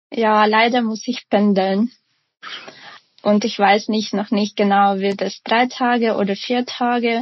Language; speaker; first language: German; non-native, fluent; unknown